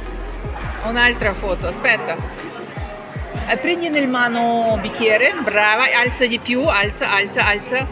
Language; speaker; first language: Italian; non-native, learner; Russian